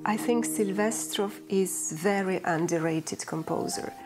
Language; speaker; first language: English; non-native, fluent; Ukrainian